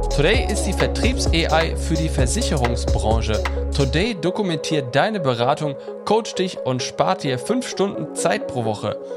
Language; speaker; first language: German; native; German